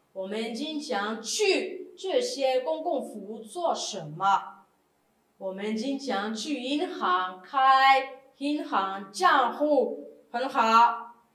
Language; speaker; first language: Chinese; non-native, fluent; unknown